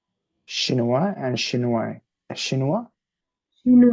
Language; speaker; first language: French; non-native, learner; Hindi